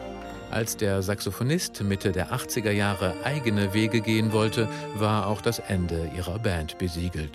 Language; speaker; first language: German; native; German